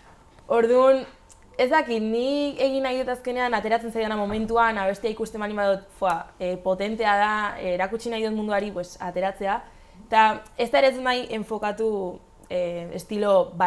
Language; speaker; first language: Basque; non-native, local second language; Spanish